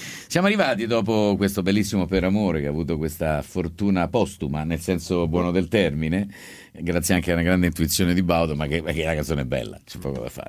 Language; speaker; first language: Italian; native; Italian